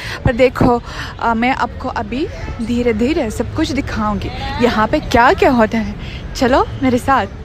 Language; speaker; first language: Hindi; non-native, fluent; Russian